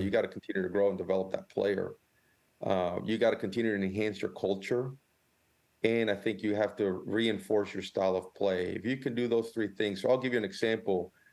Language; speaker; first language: English; early bilingual, other home language; Spanish